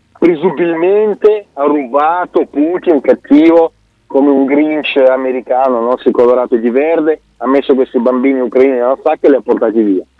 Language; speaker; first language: Italian; non-native, fluent; Russian